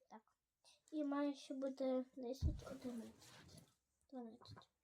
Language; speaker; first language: Ukrainian; non-native, local second language; Russian